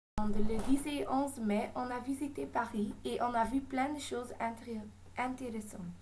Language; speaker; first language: French; non-native, learner; Dutch